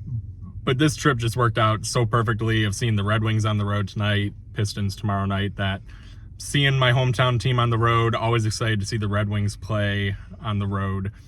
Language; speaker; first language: English; native; English